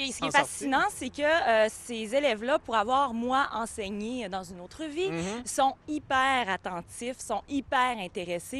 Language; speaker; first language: French; native; French